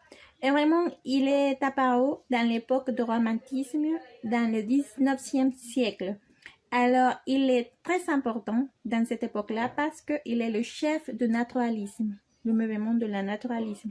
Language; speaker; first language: French; non-native, learner; Spanish